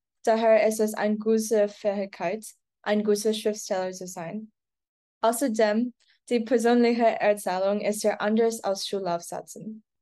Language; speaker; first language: German; non-native, learner; English